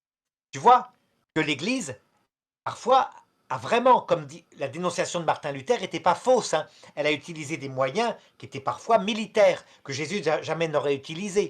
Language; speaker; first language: French; native; French